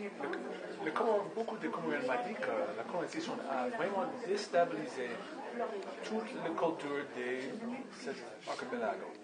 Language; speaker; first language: French; non-native, learner; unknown